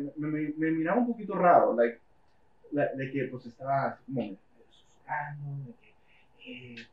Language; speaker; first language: Spanish; early bilingual, heritage; Spanish